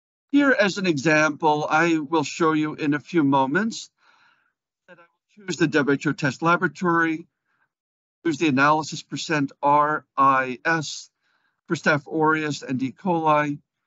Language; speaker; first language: English; native; English